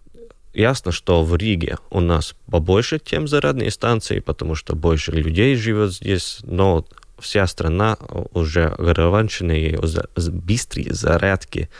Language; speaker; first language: Russian; non-native, local second language; Latvian